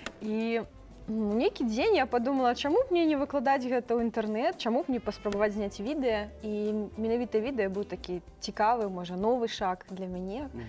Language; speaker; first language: Belarusian; non-native, local second language; Russian